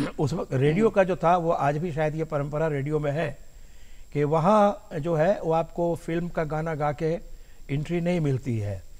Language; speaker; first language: Hindi; non-native, local second language; Maithili